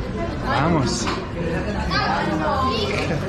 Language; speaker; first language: Spanish; non-native, learner; English